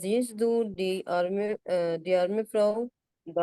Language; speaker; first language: German; non-native, learner; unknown